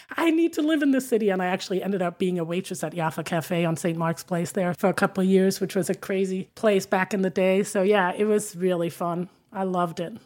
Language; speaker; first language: English; non-native, fluent; Danish